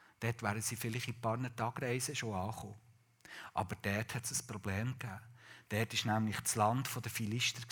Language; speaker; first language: German; native; German